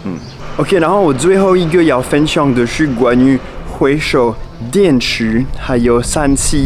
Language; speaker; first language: Chinese; non-native, fluent; French